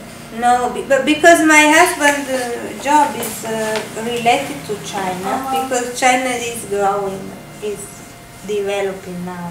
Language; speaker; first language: English; non-native, fluent; Italian